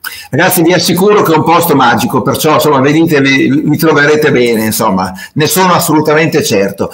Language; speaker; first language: Italian; native; Italian